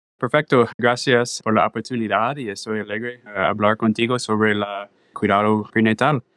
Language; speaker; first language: Spanish; non-native, learner; English